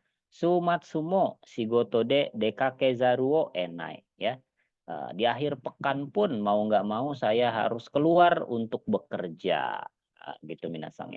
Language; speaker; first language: Indonesian; native; Indonesian